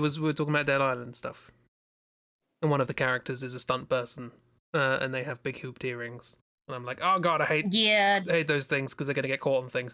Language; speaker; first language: English; native; English